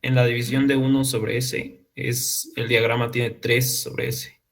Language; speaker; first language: Spanish; native; Spanish